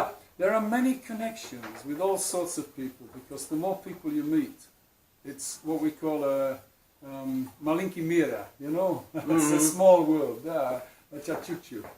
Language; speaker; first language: English; non-native, fluent; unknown